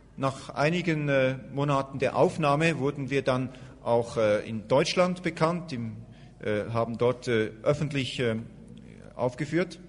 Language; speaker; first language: German; native; German